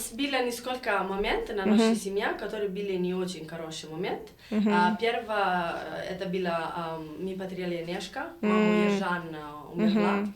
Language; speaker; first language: Russian; non-native, learner; Italian